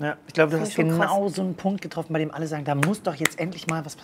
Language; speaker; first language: German; native; German